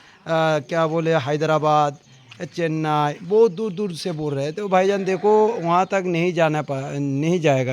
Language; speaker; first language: Hindi; non-native, local second language; Bangla